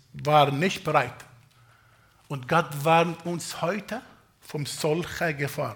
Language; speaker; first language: German; non-native, fluent; Arabic